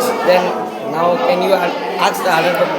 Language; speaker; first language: English; non-native, local second language; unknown